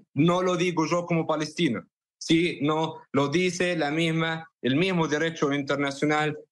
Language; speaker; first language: Spanish; non-native, fluent; Arabic